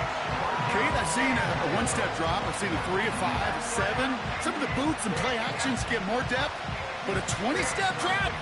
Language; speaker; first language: English; native; English